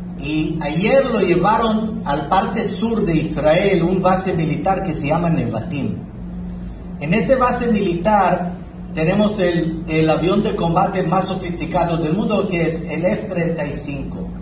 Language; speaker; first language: Spanish; non-native, fluent; Hebrew